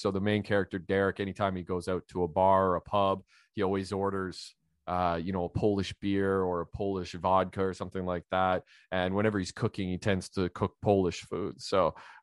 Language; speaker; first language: English; native; English